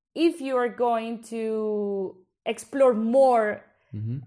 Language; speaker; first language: English; non-native, fluent; Spanish